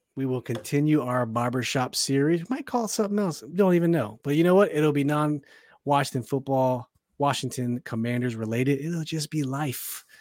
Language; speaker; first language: English; early bilingual, other home language; Chinese